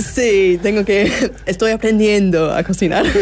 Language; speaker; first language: Spanish; non-native, learner; English